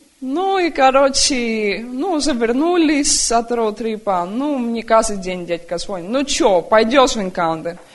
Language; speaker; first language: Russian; early bilingual, heritage; Russian